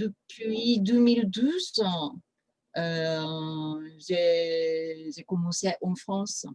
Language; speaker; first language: French; non-native, fluent; Japanese